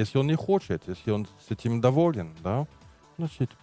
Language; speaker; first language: Russian; non-native, learner; French